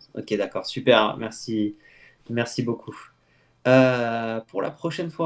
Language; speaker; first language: French; native; French